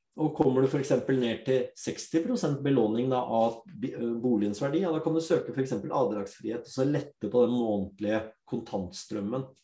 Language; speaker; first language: Norwegian; early bilingual, other home language; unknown